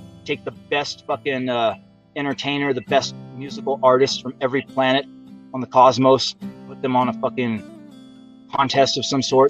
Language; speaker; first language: English; native; English